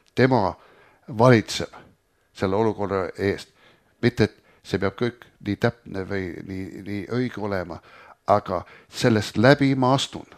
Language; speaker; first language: Estonian; early bilingual, heritage; Estonian